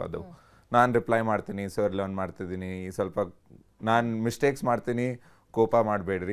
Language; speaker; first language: Kannada; non-native, learner; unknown